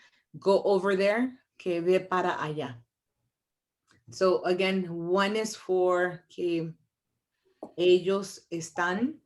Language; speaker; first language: Spanish; early bilingual, heritage; Spanish